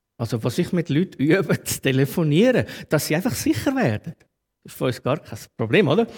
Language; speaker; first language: German; native; German